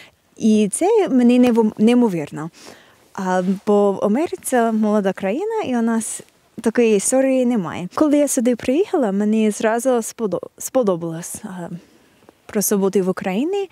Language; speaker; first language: Ukrainian; non-native, fluent; English